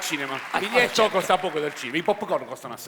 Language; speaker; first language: Italian; native; Italian